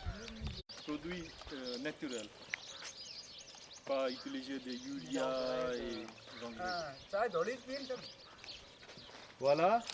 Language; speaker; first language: French; non-native, learner; Hindi